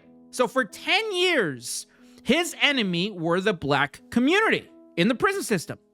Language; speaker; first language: English; native; English